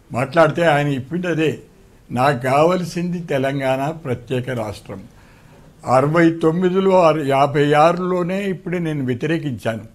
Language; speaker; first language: Telugu; native; Telugu